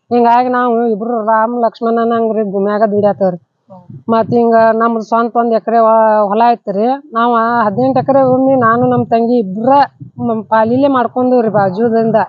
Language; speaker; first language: Kannada; native; Kannada